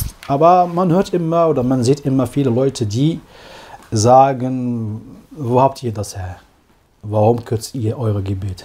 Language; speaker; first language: German; non-native, fluent; Arabic